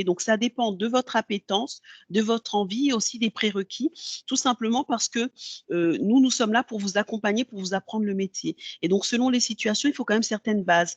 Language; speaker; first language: French; native; French